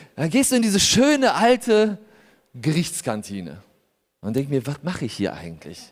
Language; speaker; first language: German; early bilingual, other home language; Polish